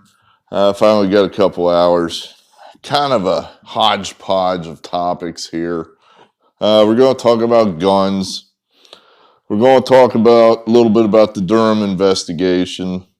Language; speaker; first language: English; native; English